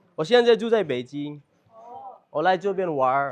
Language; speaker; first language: Chinese; non-native, learner; Bangla